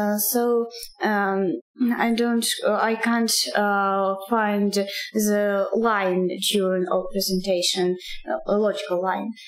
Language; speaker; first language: English; non-native, learner; Russian